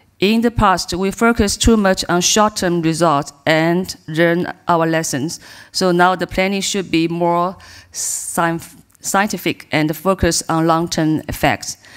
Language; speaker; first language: English; non-native, learner; Chinese